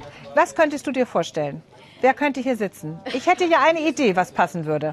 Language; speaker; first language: German; native; German